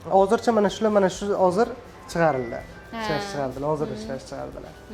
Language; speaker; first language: Uzbek; native; Uzbek